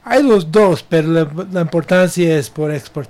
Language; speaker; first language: Spanish; non-native, learner; English